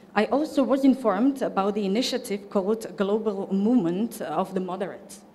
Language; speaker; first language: English; non-native, fluent; Slovak